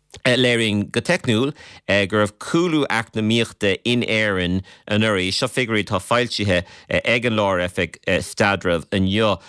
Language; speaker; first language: Irish; native; Irish